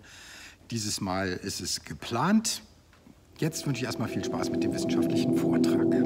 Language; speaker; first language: German; native; German